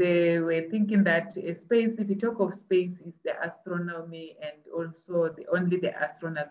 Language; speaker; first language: English; non-native, local second language; Tswana